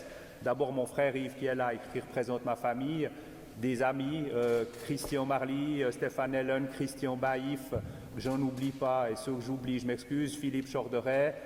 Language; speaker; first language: French; native; French